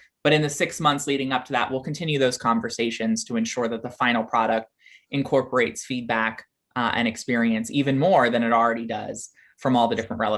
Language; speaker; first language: English; native; English